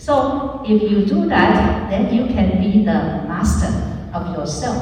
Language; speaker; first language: English; non-native, fluent; Chinese